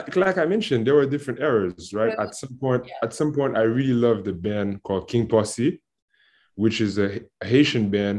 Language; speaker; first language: English; non-native, fluent; Haitian Creole